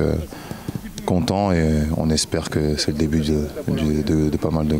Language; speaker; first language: French; native; French